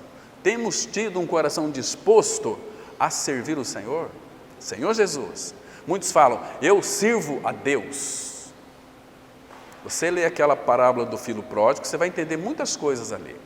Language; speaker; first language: Portuguese; native; Portuguese